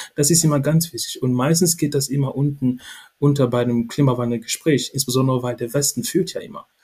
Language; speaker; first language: German; non-native, fluent; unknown